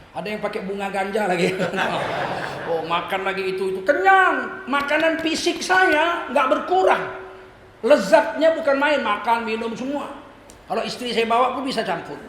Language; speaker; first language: Indonesian; native; Indonesian